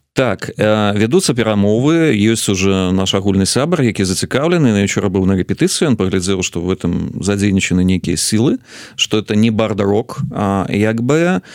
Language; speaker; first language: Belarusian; native; Belarusian